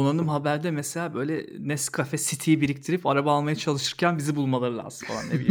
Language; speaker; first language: Turkish; native; Turkish